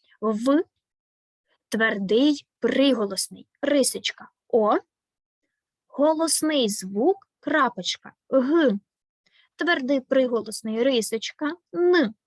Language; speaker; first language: Ukrainian; native; Ukrainian